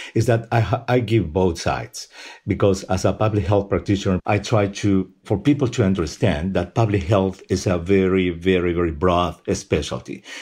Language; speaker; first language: English; non-native, fluent; Spanish